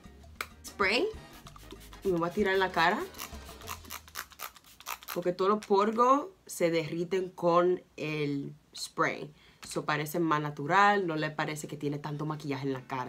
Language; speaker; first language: Spanish; early bilingual, heritage; English